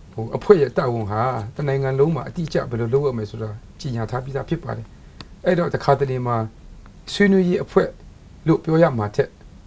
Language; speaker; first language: Burmese; non-native, local second language; Kachin